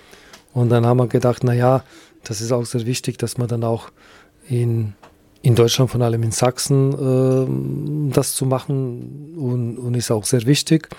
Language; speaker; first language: German; non-native, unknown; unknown